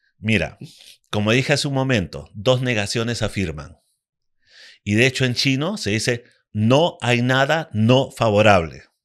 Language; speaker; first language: Spanish; native; Spanish